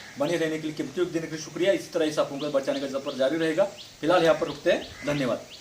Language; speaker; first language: Hindi; non-native, local second language; Marathi